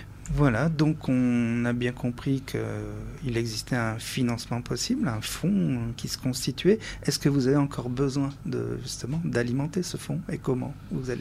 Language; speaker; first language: French; native; French